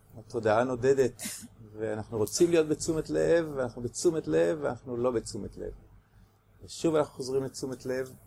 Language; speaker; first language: Hebrew; native; Hebrew